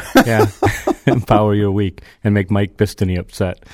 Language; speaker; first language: English; native; English